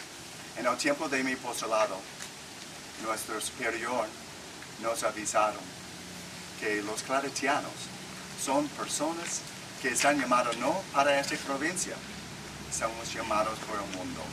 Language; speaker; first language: Spanish; non-native, learner; English